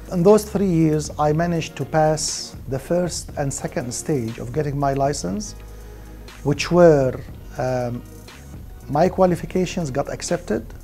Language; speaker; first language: English; non-native, fluent; Arabic